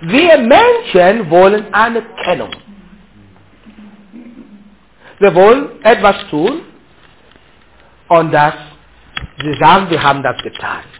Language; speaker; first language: German; non-native, learner; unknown